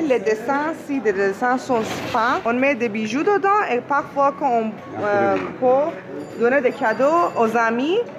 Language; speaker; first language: French; non-native, learner; Persian